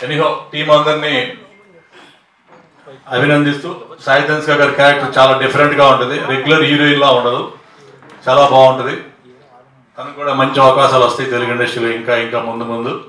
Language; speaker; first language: Telugu; native; Telugu